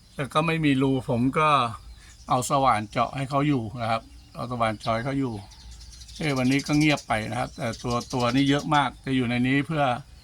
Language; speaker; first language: Thai; native; Thai